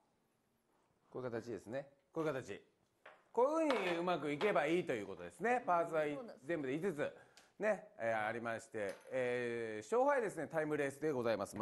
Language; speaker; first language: Japanese; native; Japanese